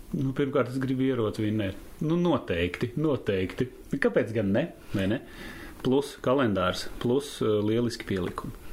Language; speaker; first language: Latvian; native; Latvian